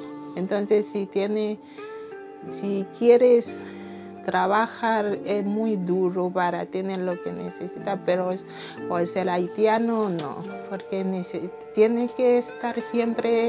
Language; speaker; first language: Spanish; non-native, learner; Haitian Creole